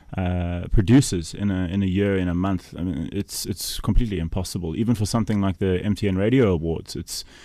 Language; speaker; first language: English; native; English